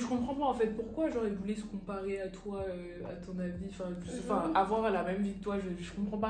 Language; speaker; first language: French; native; French